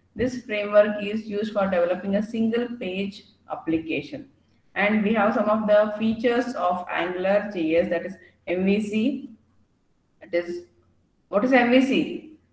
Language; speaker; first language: English; non-native, local second language; Kannada